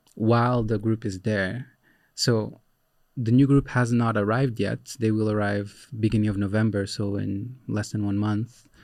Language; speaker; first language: English; non-native, fluent; Portuguese